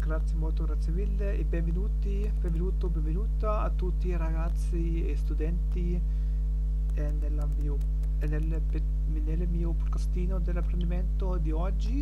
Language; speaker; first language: Italian; non-native, learner; German